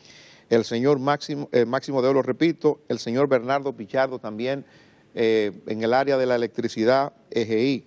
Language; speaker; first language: Spanish; native; Spanish